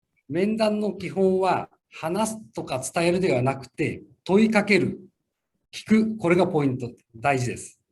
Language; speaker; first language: Japanese; native; Japanese